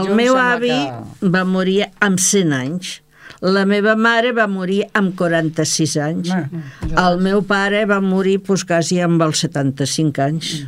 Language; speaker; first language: Catalan; native; Catalan